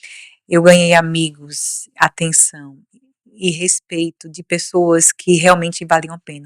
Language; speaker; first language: Portuguese; native; Portuguese